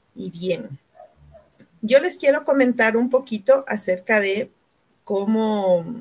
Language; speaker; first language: Spanish; native; Spanish